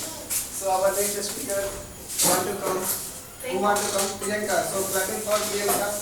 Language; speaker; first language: English; non-native, local second language; Hindi